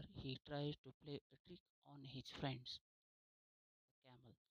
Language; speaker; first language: English; non-native, local second language; Marathi